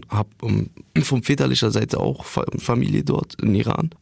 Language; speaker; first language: German; native; German